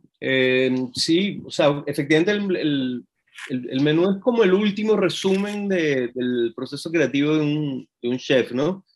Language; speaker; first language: Spanish; native; Spanish